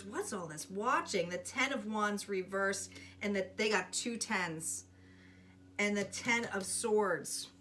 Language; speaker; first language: English; native; English